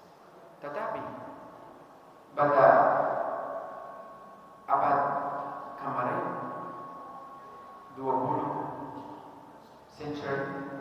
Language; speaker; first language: Indonesian; non-native, fluent; Arabic